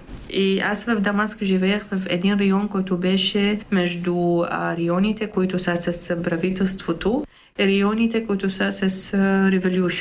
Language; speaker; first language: Bulgarian; non-native, fluent; Arabic